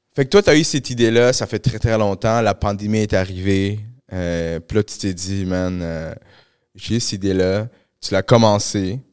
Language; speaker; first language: French; early bilingual, other home language; Spanish